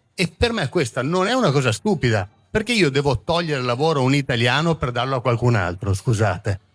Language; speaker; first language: Italian; early bilingual, other home language; Croatian